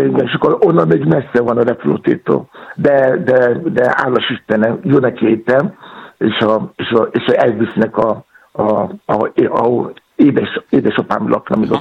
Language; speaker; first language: Hungarian; non-native, fluent; Yoruba